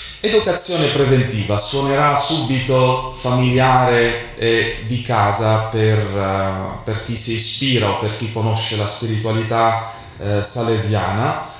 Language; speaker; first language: Italian; non-native, fluent; Arabic